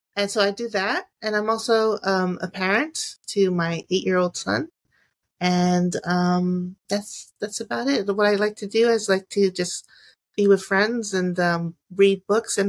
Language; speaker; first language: English; native; English